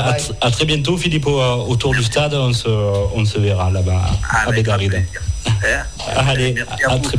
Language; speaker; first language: French; native; French